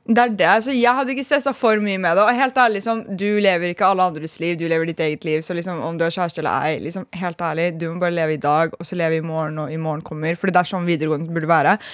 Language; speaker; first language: Norwegian; early bilingual, other home language; Persian